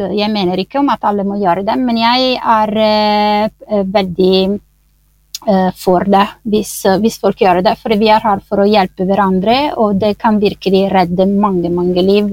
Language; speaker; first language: Norwegian; non-native, fluent; Italian